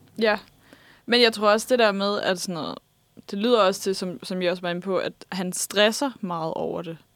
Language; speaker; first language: Danish; native; Danish